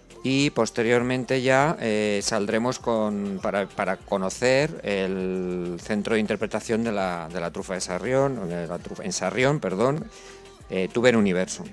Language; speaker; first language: Spanish; native; Spanish